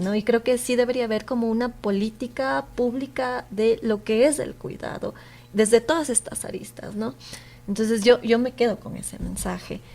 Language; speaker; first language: Spanish; native; Spanish